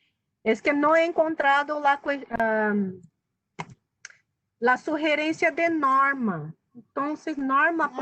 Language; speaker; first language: Spanish; non-native, fluent; Portuguese